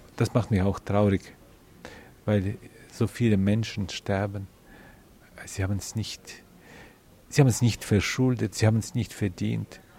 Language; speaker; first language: German; non-native, fluent; Ukrainian